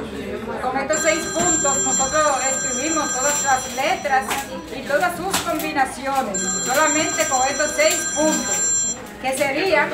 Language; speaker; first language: Spanish; native; Spanish